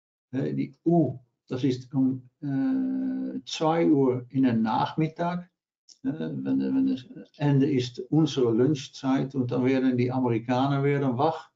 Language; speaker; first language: German; non-native, learner; Dutch